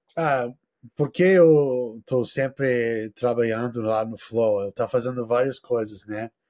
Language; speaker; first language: Portuguese; non-native, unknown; English